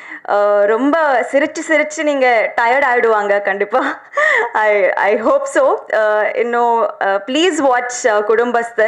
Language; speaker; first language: Tamil; non-native, learner; Telugu